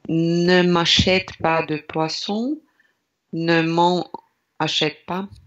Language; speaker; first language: French; non-native, learner; Russian